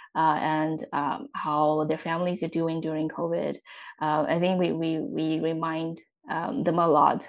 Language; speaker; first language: English; non-native, fluent; Chinese